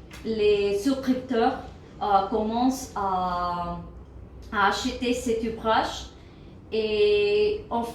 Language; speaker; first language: French; non-native, learner; Spanish